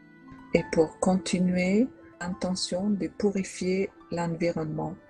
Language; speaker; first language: French; non-native, fluent; Italian